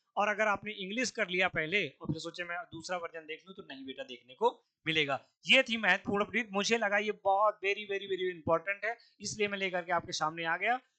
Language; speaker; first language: Hindi; native; Hindi